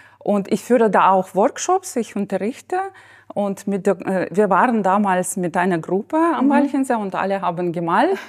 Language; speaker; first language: German; non-native, fluent; Ukrainian